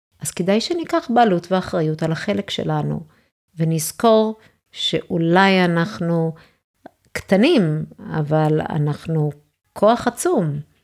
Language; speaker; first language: Hebrew; early bilingual, other home language; English